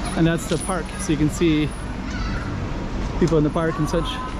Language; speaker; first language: English; native; English